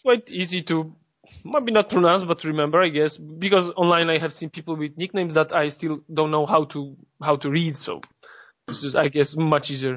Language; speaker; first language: English; non-native, fluent; Polish